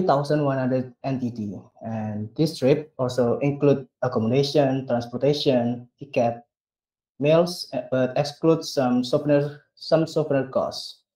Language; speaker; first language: English; non-native, learner; Indonesian